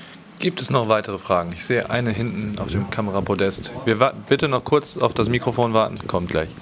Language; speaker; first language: German; native; German